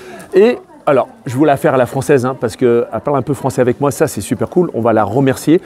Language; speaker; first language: French; native; French